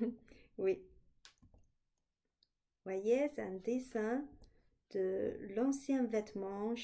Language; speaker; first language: French; non-native, fluent; Chinese